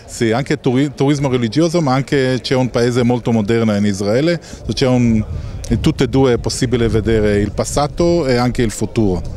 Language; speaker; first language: Italian; non-native, learner; Hebrew